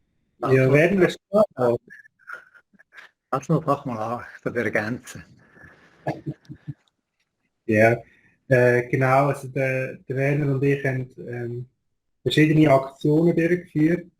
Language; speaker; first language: German; native; German